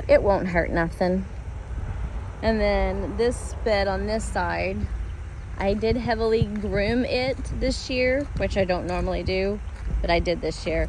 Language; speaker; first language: English; native; English